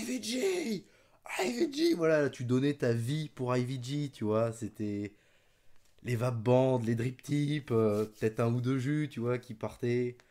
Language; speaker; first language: French; native; French